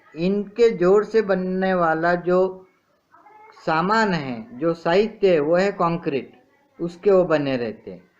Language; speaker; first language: Hindi; non-native, local second language; Marathi